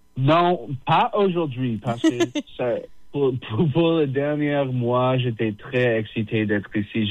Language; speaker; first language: French; non-native, fluent; English